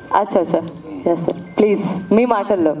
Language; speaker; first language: Telugu; native; Telugu